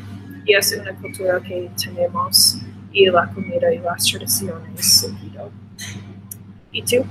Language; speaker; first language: Spanish; non-native, learner; English